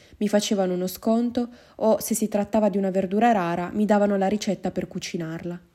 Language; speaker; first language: Italian; non-native, fluent; Japanese